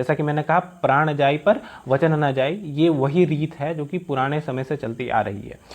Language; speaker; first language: Hindi; native; Hindi